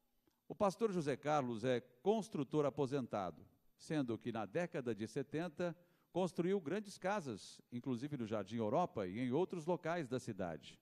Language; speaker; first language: Portuguese; native; Portuguese